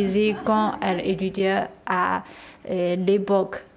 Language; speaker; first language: French; non-native, learner; Chinese